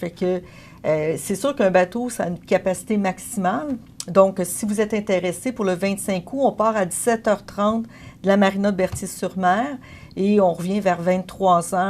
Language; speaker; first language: French; native; French